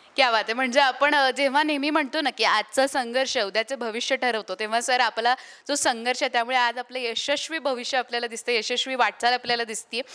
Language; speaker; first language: Marathi; native; Marathi